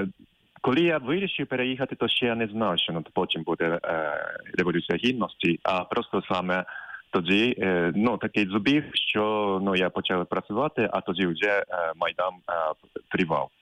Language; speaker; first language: Ukrainian; non-native, fluent; Japanese